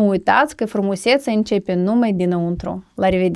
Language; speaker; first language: Romanian; non-native, local second language; Russian